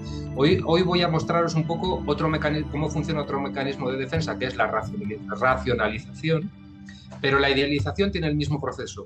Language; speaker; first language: Spanish; native; Spanish